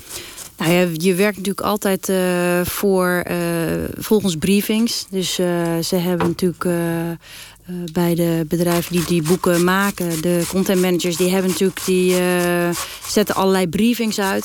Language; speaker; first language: Dutch; native; Dutch